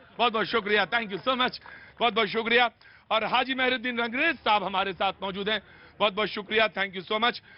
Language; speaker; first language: Hindi; native; Hindi